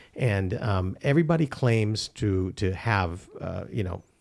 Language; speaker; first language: English; early bilingual, other home language; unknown